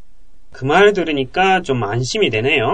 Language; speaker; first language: Korean; non-native, fluent; Japanese